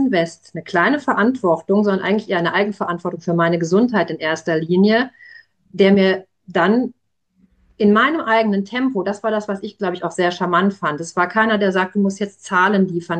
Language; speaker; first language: German; native; German